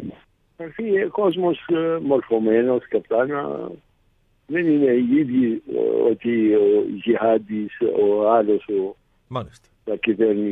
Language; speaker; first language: Greek; early bilingual, heritage; Greek